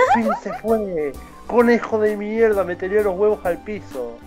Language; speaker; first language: Spanish; native; Spanish